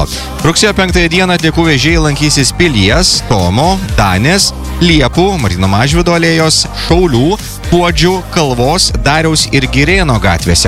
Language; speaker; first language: Lithuanian; native; Lithuanian